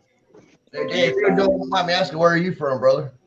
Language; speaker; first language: English; native; English